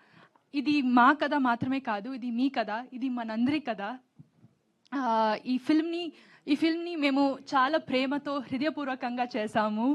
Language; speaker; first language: Telugu; non-native, learner; Tamil